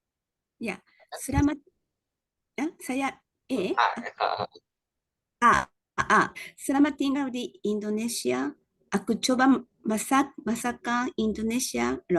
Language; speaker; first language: Indonesian; non-native, learner; Japanese